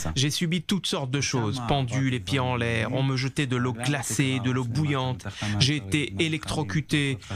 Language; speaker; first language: French; non-native, fluent; Arabic